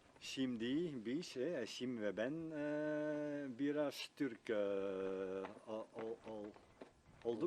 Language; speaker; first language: Turkish; non-native, learner; Dutch